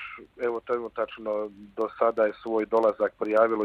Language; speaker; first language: Croatian; native; Croatian